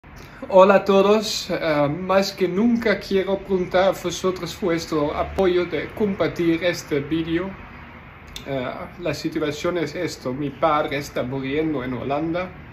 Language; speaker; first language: Spanish; non-native, learner; Dutch